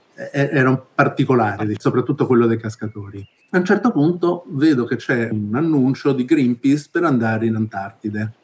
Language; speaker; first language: Italian; early bilingual, other home language; Spanish